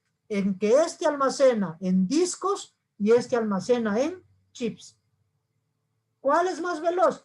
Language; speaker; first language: Spanish; native; Spanish